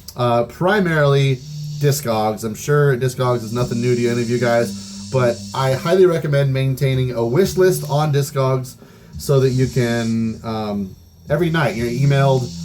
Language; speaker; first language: English; native; English